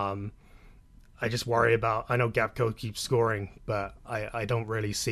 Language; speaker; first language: English; native; English